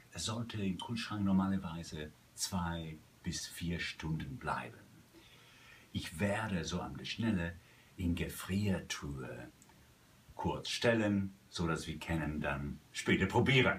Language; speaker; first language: German; non-native, fluent; Italian